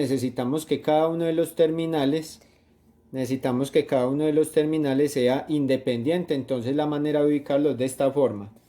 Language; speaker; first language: Spanish; native; Spanish